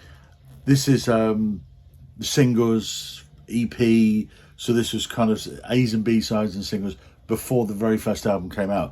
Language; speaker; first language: English; native; English